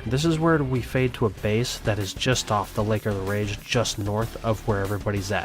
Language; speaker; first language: English; native; English